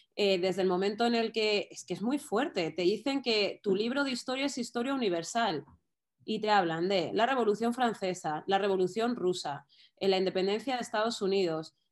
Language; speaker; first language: Spanish; native; Spanish